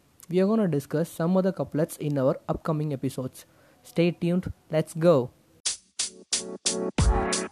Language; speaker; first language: English; non-native, local second language; Tamil